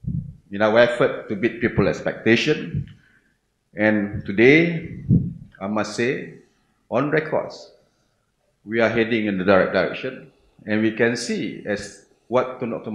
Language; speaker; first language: English; non-native, local second language; Malay